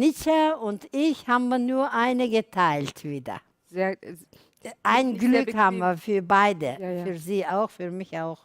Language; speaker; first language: German; non-native, learner; Turkish